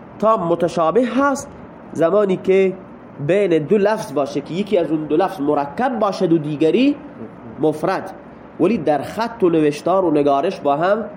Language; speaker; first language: Persian; non-native, local second language; Baluchi